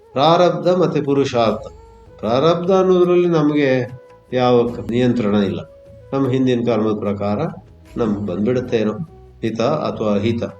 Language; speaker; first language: Kannada; native; Kannada